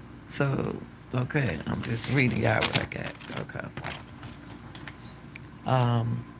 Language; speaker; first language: English; native; English